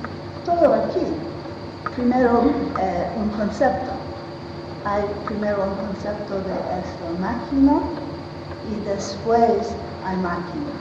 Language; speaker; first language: Spanish; non-native, learner; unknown